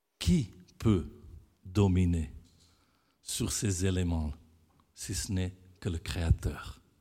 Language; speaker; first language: French; non-native, fluent; Italian